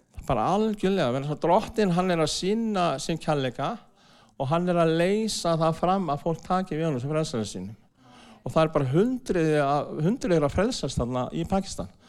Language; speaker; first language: Icelandic; non-native, fluent; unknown